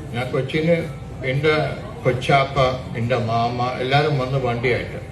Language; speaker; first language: Malayalam; early bilingual, heritage; Malayalam